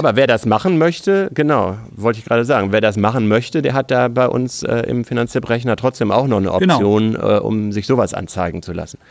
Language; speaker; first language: German; native; German